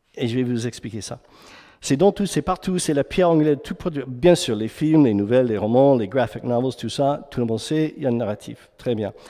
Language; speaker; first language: French; non-native, fluent; English